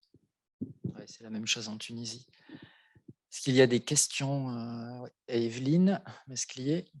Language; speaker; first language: French; native; French